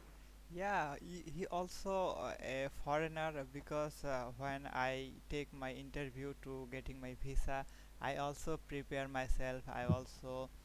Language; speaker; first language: English; non-native, learner; Bangla